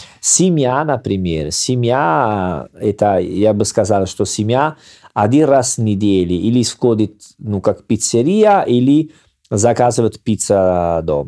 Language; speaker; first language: Russian; non-native, learner; Italian